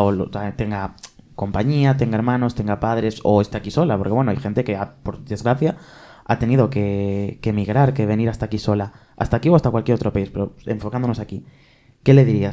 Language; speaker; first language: Spanish; native; Spanish